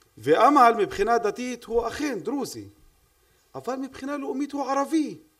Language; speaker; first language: Hebrew; non-native, local second language; Arabic